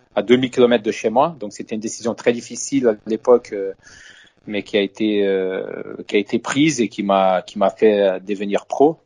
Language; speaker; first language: French; non-native, fluent; Portuguese